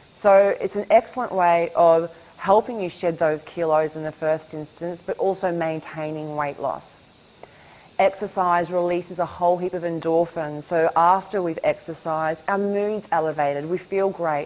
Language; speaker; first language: English; native; English